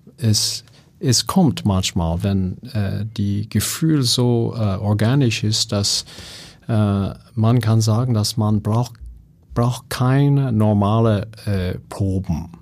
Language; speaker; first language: German; non-native, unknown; English